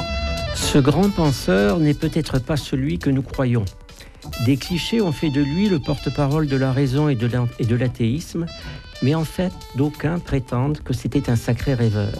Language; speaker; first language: French; native; French